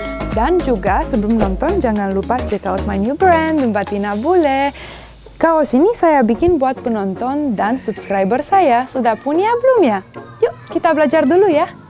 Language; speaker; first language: Indonesian; non-native, fluent; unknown